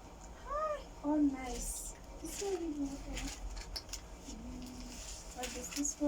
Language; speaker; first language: English; non-native, learner; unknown